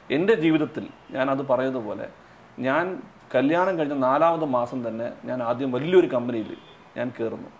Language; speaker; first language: Malayalam; non-native, local second language; Tamil